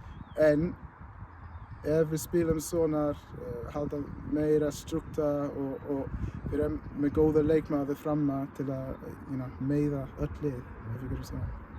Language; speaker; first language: Icelandic; non-native, learner; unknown